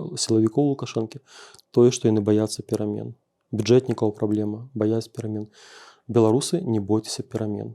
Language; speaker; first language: Belarusian; non-native, local second language; Russian